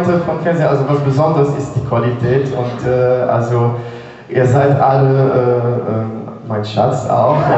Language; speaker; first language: German; non-native, learner; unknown